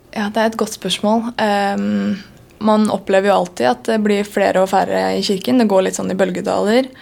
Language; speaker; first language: Norwegian; native; Norwegian